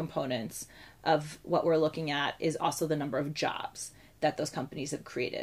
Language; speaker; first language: English; native; English